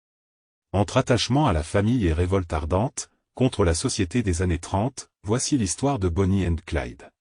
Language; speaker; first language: French; native; French